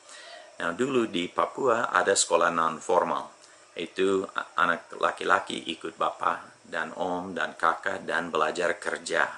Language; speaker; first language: Indonesian; non-native, fluent; English